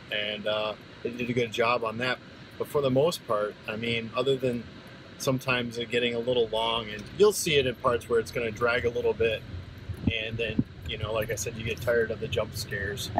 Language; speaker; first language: English; native; English